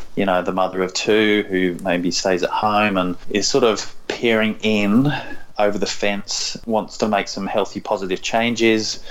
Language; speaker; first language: English; native; English